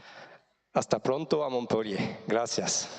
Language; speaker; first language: Spanish; non-native, fluent; French